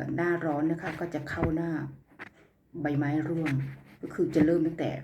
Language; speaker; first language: Thai; native; Thai